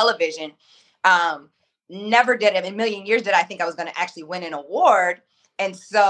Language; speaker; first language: English; native; English